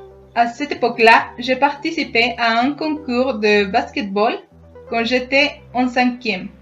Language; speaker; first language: French; non-native, fluent; Spanish